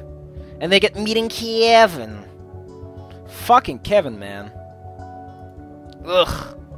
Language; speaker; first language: English; non-native, fluent; Dutch